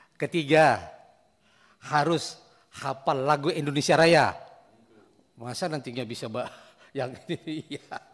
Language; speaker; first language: Indonesian; native; Indonesian